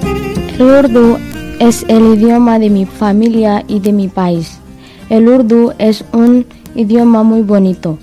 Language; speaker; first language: Spanish; non-native, learner; Urdu